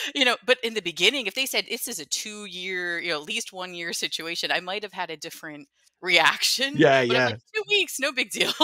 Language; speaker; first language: English; native; English